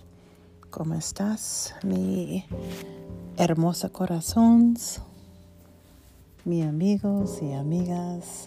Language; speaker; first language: Spanish; non-native, learner; English